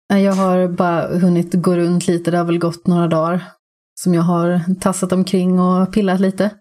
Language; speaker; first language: Swedish; native; Swedish